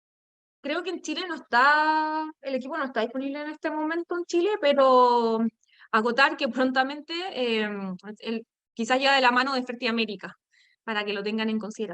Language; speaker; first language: Spanish; native; Spanish